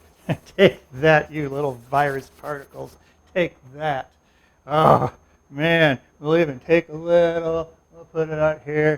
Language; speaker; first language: English; native; English